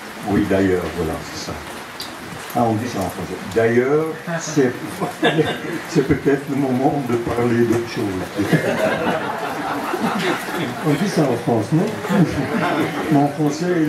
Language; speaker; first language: French; non-native, fluent; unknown